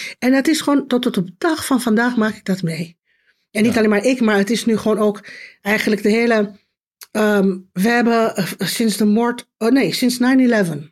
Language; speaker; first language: Dutch; non-native, fluent; Romanian